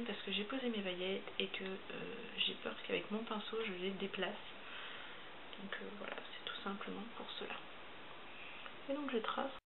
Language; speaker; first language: French; native; French